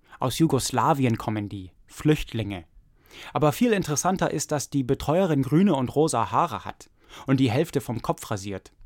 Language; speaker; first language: German; early bilingual, other home language; English